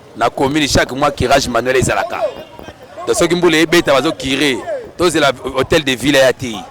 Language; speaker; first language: Lingala; native; Lingala